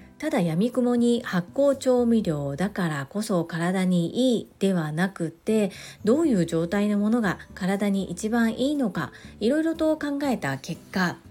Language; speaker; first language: Japanese; native; Japanese